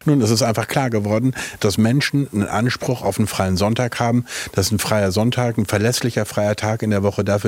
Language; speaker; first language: German; native; German